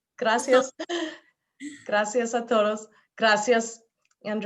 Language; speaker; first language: Spanish; non-native, fluent; English